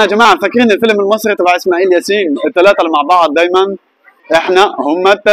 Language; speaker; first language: Arabic; native; Arabic